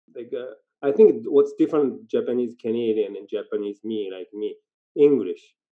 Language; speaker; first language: English; non-native, learner; Japanese